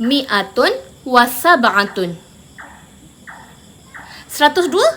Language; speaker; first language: Arabic; non-native, fluent; Malay